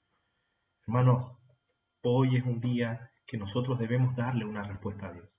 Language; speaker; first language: Spanish; native; Spanish